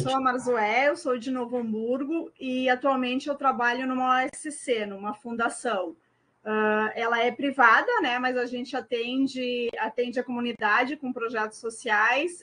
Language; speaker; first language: Portuguese; native; Portuguese